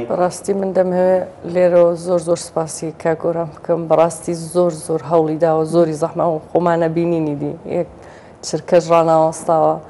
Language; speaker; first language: Central Kurdish; native; Central Kurdish